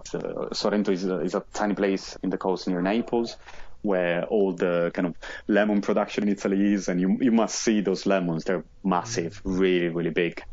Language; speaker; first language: English; non-native, fluent; Italian